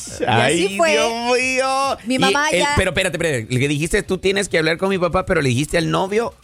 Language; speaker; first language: Spanish; native; Spanish